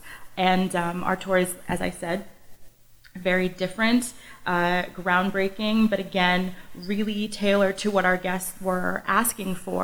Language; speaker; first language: English; native; English